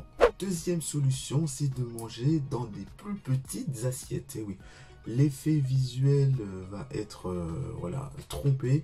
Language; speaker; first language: French; native; French